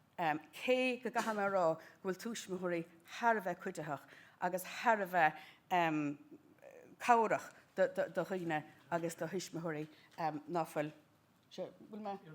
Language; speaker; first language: Irish; native; Irish